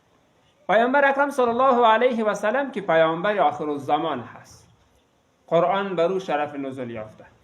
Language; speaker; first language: Persian; native; Persian